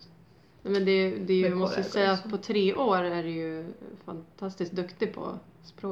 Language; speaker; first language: Swedish; native; Swedish